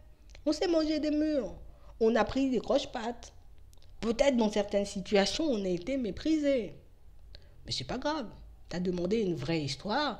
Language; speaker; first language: French; native; French